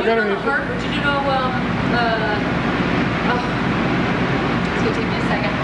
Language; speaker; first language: English; native; English